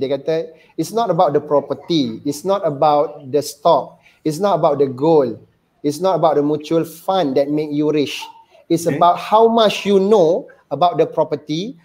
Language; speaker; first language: English; non-native, local second language; Malay